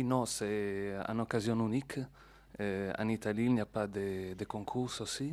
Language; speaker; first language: French; non-native, learner; Italian